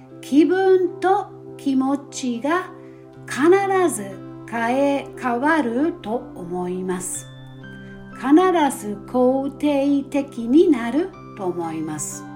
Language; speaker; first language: Japanese; non-native, fluent; German